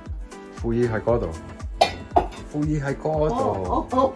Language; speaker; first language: Cantonese; early bilingual, heritage; Cantonese